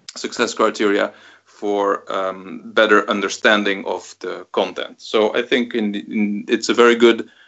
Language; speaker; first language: English; non-native, fluent; Dutch